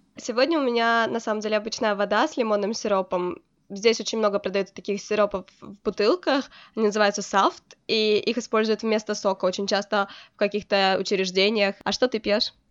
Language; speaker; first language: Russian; native; Russian